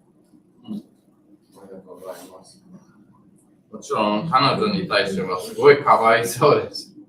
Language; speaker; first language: Japanese; non-native, learner; English